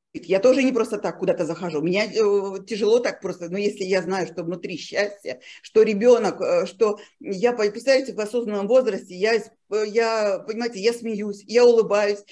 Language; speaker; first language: Russian; native; Russian